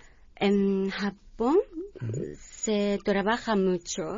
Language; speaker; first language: Spanish; non-native, learner; Japanese